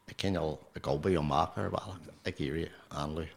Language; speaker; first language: Irish; non-native, local second language; English